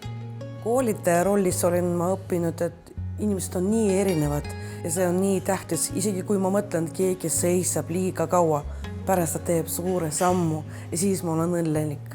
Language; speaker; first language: Estonian; non-native, local second language; Russian